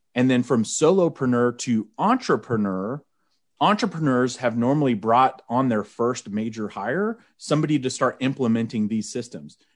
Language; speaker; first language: English; native; English